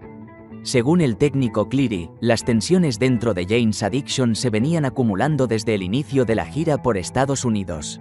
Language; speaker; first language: Spanish; native; Spanish